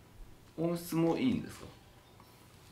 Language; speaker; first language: Japanese; native; Japanese